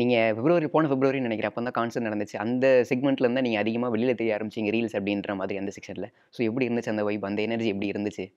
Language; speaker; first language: Tamil; native; Tamil